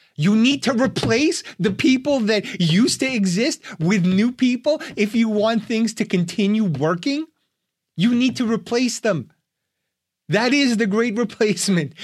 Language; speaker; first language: English; early bilingual, other home language; Russian